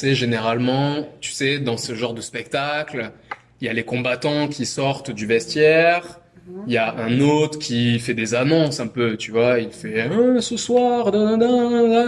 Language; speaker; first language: French; native; French